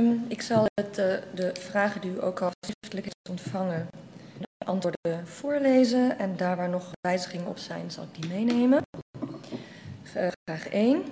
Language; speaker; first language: Dutch; native; Dutch